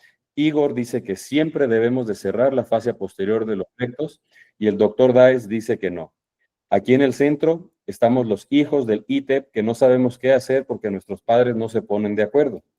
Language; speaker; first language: Spanish; native; Spanish